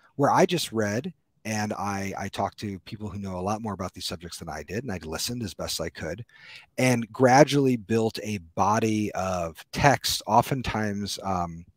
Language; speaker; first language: English; native; English